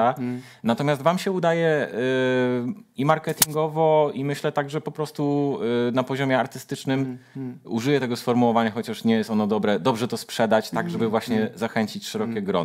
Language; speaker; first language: Polish; native; Polish